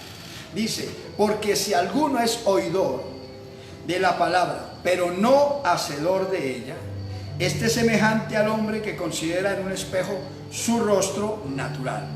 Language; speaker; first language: Spanish; native; Spanish